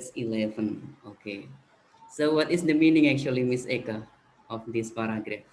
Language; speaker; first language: English; non-native, fluent; Indonesian